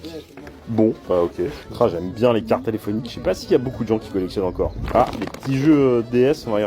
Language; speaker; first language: French; native; French